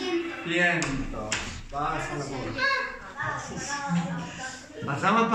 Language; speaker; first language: Spanish; native; Spanish